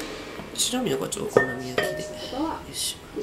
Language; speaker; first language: Japanese; native; Japanese